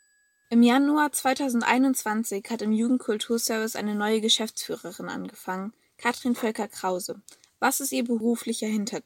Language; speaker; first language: German; native; German